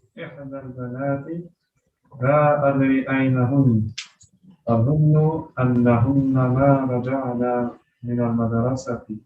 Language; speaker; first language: Arabic; non-native, learner; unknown